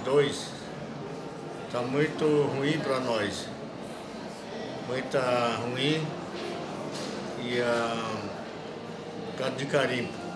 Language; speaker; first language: Portuguese; non-native, local second language; Yanomámi